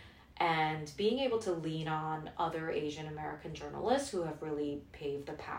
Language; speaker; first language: English; non-native, local second language; Korean